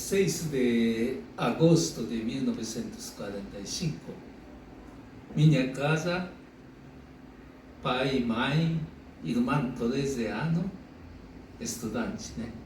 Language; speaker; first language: Portuguese; non-native, learner; Japanese